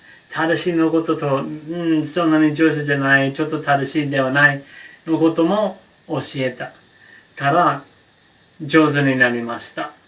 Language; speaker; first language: Japanese; non-native, learner; English